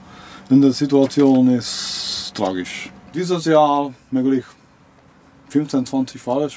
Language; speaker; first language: German; non-native, learner; Czech